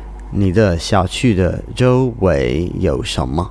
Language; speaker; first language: Chinese; non-native, learner; English